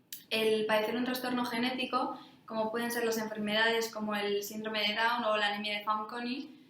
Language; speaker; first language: Spanish; native; Spanish